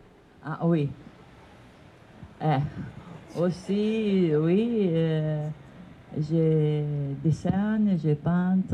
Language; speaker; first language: French; non-native, learner; Italian